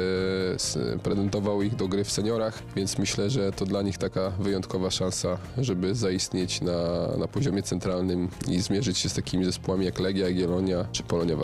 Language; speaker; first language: Polish; native; Polish